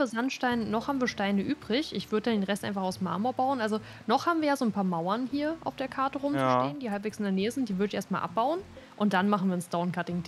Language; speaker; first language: German; native; German